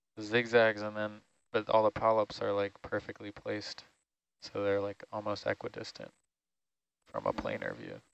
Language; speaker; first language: English; native; English